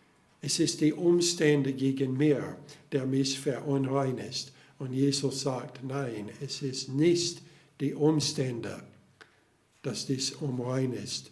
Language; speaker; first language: German; non-native, fluent; English